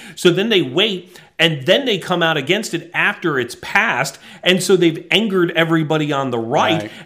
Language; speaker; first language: English; native; English